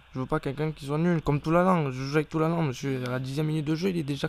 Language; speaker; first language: French; native; French